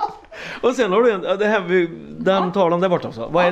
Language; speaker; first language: Swedish; native; Swedish